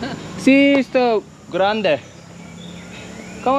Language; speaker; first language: Spanish; non-native, learner; Turkish